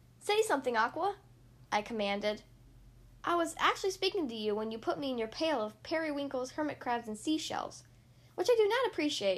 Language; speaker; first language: English; native; English